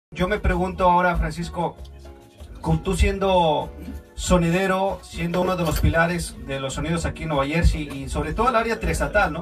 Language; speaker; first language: Spanish; native; Spanish